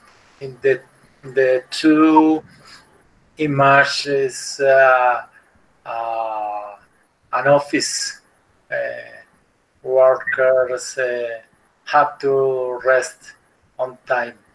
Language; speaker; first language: English; non-native, learner; Spanish